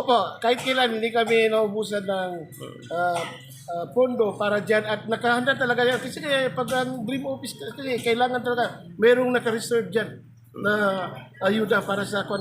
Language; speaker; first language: Filipino; non-native, local second language; Maguindanaon